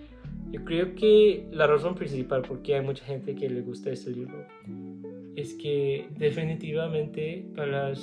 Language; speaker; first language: Spanish; non-native, learner; English